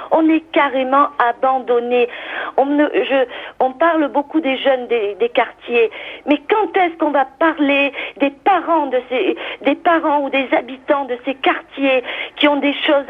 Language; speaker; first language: French; native; French